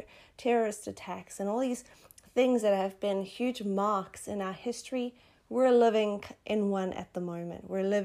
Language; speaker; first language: English; native; English